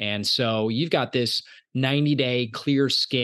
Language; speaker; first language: English; native; English